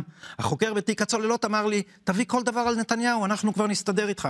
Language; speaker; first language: Hebrew; native; Hebrew